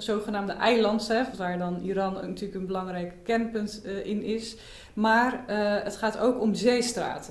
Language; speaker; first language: Dutch; native; Dutch